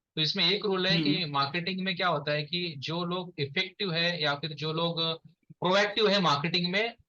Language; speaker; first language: Hindi; non-native, local second language; Marathi